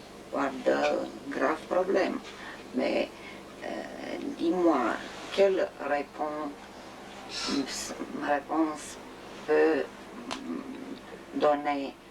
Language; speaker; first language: French; non-native, fluent; Romanian